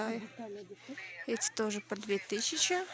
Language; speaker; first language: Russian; non-native, local second language; Kyrgyz